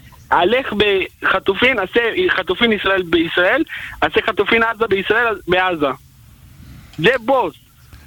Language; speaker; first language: Hebrew; non-native, learner; Spanish